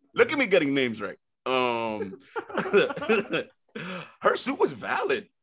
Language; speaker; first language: English; early bilingual, other home language; Spanish